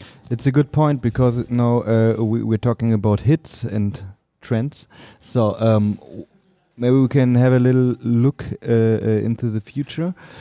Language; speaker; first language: English; non-native, fluent; German